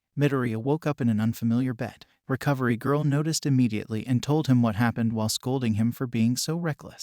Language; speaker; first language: English; native; English